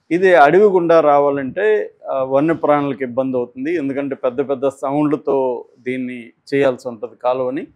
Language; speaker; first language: Telugu; native; Telugu